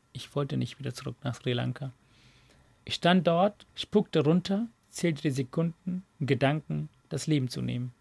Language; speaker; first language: German; non-native, fluent; Tamil